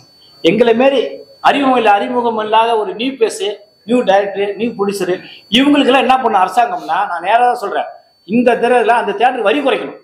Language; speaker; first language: Tamil; native; Tamil